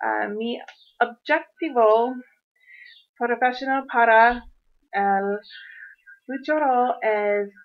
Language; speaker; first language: Spanish; non-native, learner; English